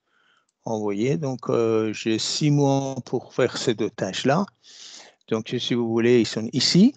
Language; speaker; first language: French; non-native, fluent; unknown